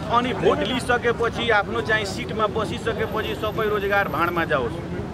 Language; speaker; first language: Nepali; non-native, local second language; Maithili